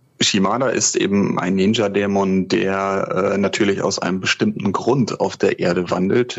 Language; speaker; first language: German; native; German